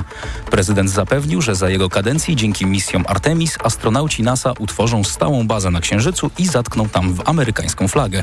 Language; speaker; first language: Polish; native; Polish